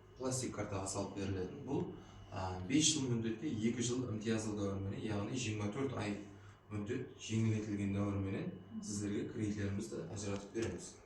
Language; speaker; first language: Uzbek; non-native, local second language; Kara-Kalpak